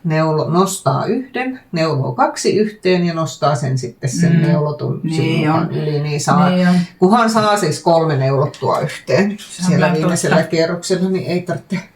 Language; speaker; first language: Finnish; native; Finnish